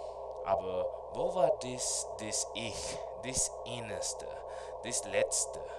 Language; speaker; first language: German; non-native, learner; Spanish